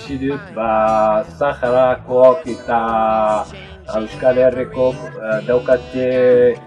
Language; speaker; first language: Basque; non-native, learner; Arabic